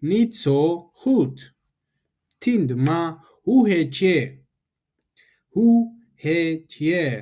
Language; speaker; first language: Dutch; non-native, fluent; Tigrinya